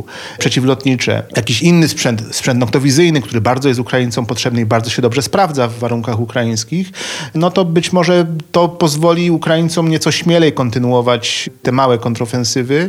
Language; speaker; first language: Polish; native; Polish